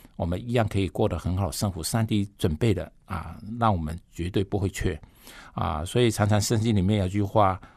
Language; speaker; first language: Chinese; non-native, fluent; Cantonese